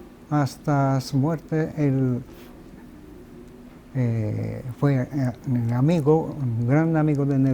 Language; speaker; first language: Spanish; non-native, fluent; Japanese